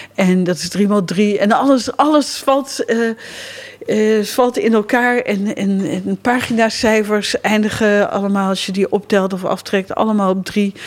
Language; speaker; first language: Dutch; native; Dutch